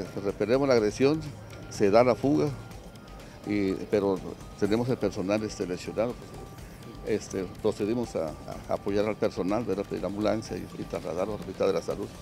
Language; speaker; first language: Spanish; native; Spanish